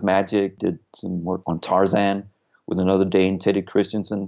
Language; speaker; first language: English; non-native, fluent; Danish